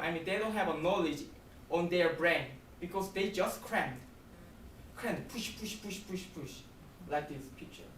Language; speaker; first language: English; non-native, learner; Korean